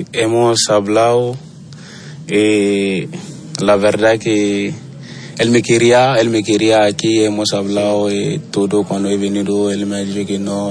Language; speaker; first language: Spanish; non-native, learner; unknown